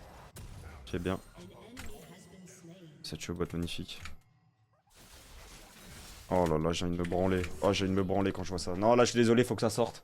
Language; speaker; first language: French; native; French